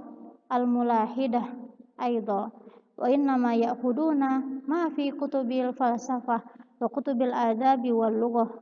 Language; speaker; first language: Arabic; non-native, fluent; Indonesian